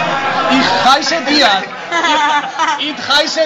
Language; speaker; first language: German; non-native, learner; Spanish